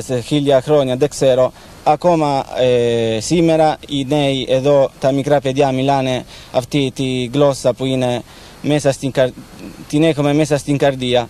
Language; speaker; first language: Greek; early bilingual, heritage; Greek